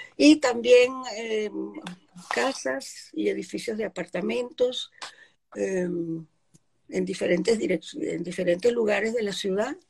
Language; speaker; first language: Spanish; early bilingual, other home language; Polish